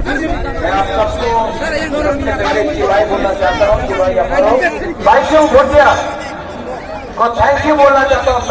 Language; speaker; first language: Hindi; non-native, local second language; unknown